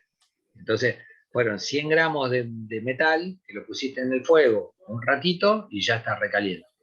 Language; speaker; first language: Spanish; native; Spanish